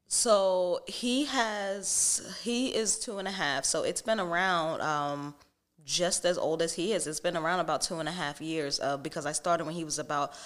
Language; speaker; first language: English; native; English